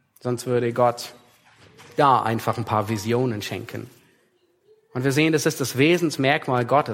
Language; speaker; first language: German; native; German